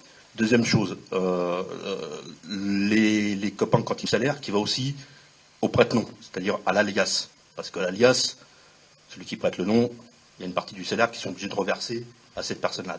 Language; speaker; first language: French; native; French